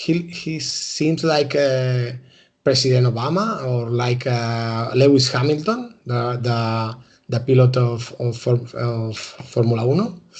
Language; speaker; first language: English; non-native, learner; Spanish